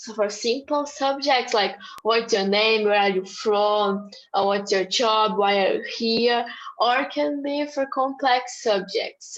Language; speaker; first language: English; non-native, fluent; Portuguese